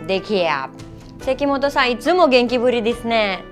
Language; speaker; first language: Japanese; non-native, learner; Hindi